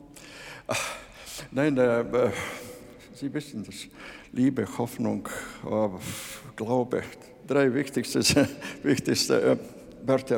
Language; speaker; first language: German; non-native, fluent; Latvian